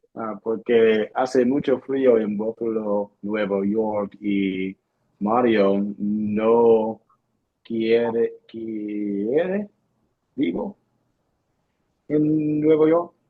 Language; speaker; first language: Spanish; non-native, learner; English